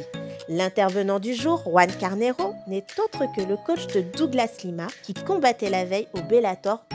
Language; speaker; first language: French; native; French